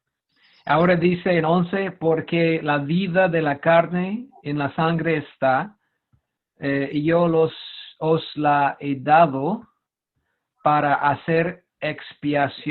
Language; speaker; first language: Spanish; non-native, fluent; English